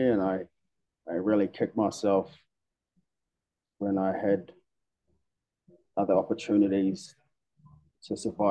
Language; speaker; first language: English; native; English